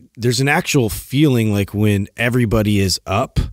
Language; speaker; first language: English; native; English